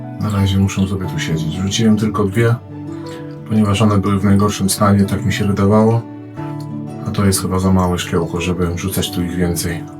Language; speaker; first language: Polish; native; Polish